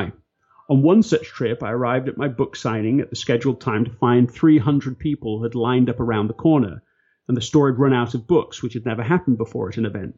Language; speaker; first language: English; native; English